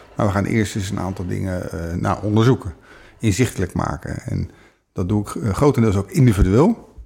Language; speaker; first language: Dutch; native; Dutch